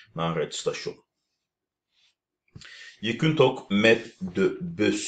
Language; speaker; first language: Dutch; non-native, fluent; Turkish